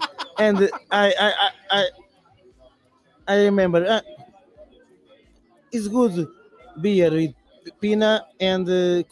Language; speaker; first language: English; non-native, learner; Portuguese